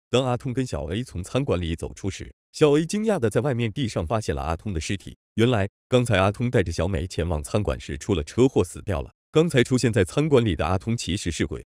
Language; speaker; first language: Chinese; native; Chinese